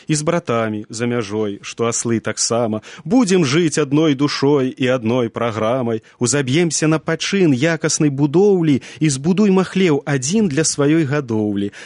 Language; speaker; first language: Belarusian; native; Belarusian